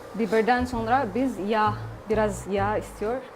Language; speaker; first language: Turkish; non-native, learner; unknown